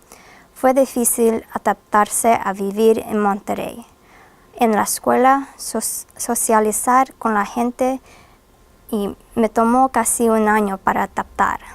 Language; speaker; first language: Spanish; non-native, fluent; English